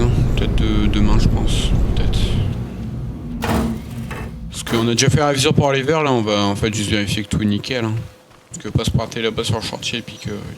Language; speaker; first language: French; native; French